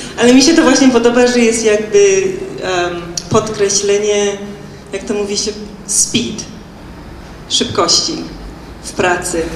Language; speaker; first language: Polish; early bilingual, heritage; Polish